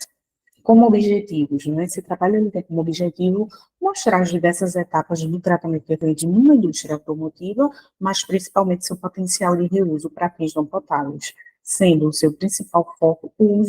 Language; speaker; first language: Portuguese; native; Portuguese